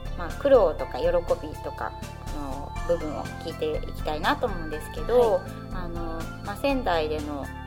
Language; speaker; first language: Japanese; native; Japanese